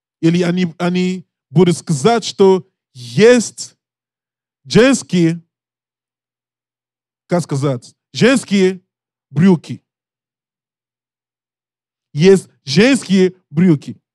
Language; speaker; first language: Russian; non-native, learner; English